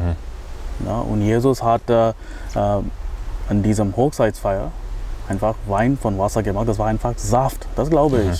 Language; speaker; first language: German; non-native, fluent; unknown